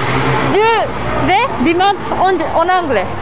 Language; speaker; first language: French; non-native, learner; Japanese